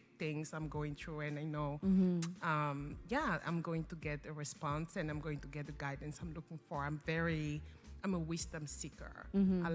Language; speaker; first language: English; non-native, local second language; French